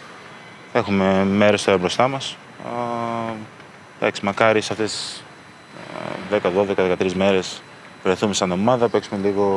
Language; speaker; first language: Greek; early bilingual, other home language; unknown